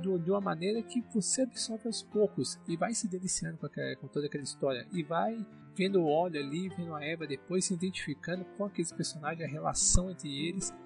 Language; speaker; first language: Portuguese; native; Portuguese